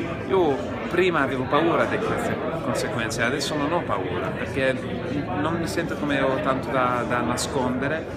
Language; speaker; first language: Italian; non-native, fluent; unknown